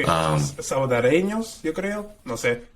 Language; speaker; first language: Spanish; non-native, fluent; English